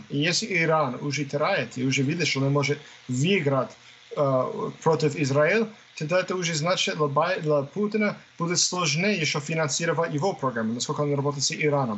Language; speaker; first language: Russian; non-native, fluent; English